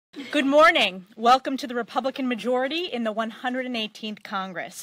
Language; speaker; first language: English; native; English